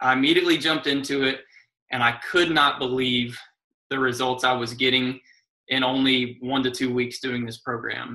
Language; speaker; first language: English; native; English